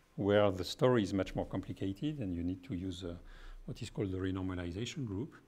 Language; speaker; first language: English; non-native, fluent; French